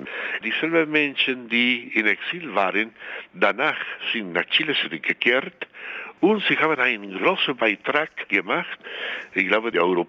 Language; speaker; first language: German; non-native, fluent; Spanish